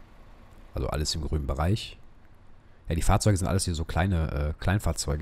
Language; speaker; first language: German; native; German